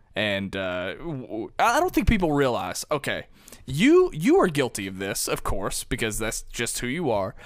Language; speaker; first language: English; native; English